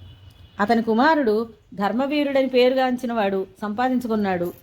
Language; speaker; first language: Telugu; native; Telugu